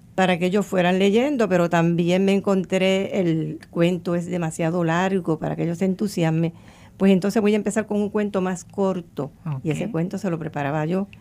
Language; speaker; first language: Spanish; native; Spanish